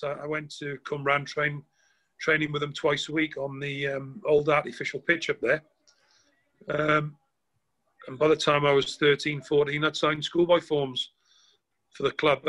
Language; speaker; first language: English; native; English